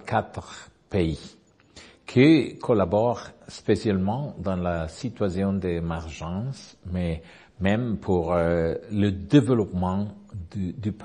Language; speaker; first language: French; non-native, learner; Spanish